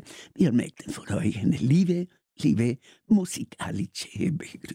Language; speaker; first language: German; non-native, learner; Spanish